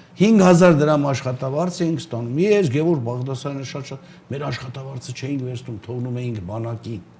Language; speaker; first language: Armenian; native; Armenian